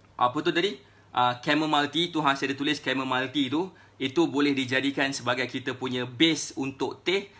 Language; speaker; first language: Malay; native; Malay